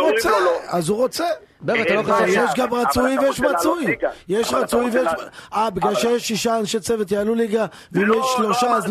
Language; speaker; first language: Hebrew; native; Hebrew